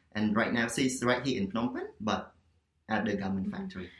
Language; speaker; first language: English; non-native, fluent; Khmer